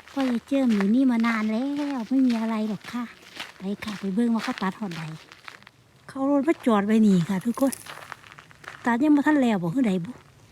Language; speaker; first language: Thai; non-native, local second language; Northeastern Thai